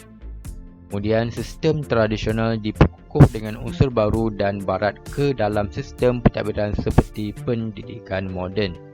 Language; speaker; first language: Malay; native; Malay